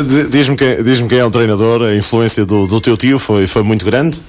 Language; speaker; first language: Portuguese; native; Portuguese